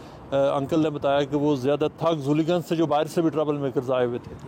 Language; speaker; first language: Urdu; native; Urdu